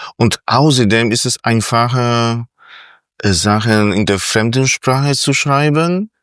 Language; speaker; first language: German; non-native, fluent; Polish